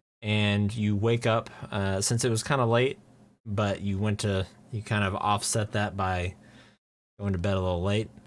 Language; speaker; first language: English; native; English